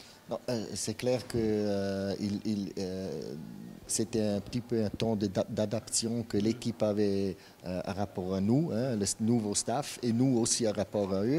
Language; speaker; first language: French; non-native, fluent; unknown